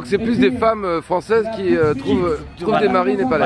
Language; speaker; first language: French; native; French